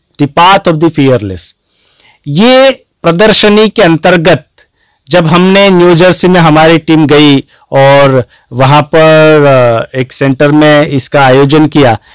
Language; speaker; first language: Hindi; non-native, local second language; Gujarati